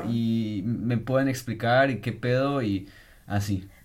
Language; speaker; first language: Spanish; non-native, fluent; German